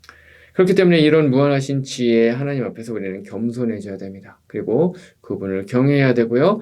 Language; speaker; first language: Korean; native; Korean